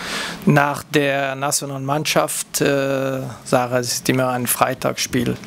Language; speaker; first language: German; non-native, local second language; French